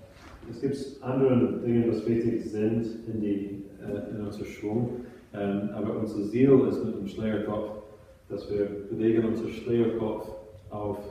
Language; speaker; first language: German; non-native, fluent; English